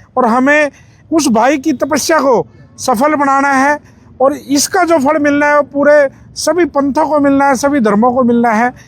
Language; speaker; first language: Hindi; non-native, local second language; Punjabi